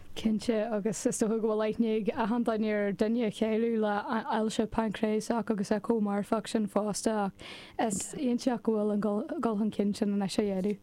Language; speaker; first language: Irish; native; Irish